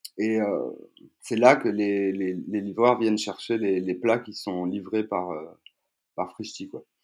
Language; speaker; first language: French; native; French